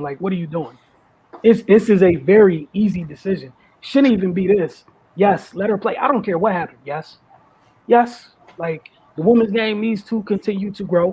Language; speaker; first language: English; native; English